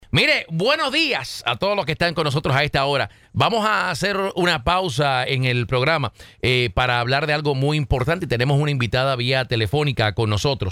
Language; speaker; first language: Spanish; native; Spanish